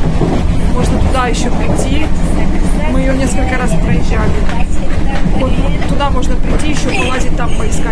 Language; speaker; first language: Russian; native; Russian